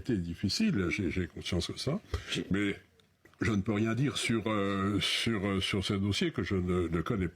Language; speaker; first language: French; native; French